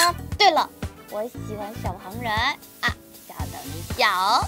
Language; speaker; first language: Chinese; non-native, fluent; Korean